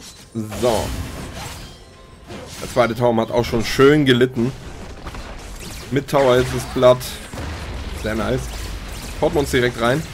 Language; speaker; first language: German; native; German